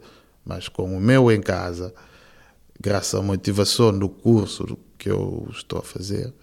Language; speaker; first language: Portuguese; non-native, local second language; Kabuverdianu